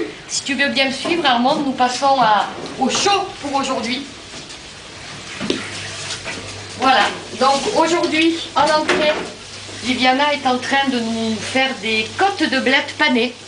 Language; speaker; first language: French; native; French